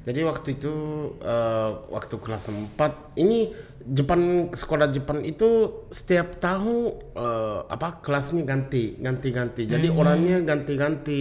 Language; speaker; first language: Indonesian; non-native, learner; Japanese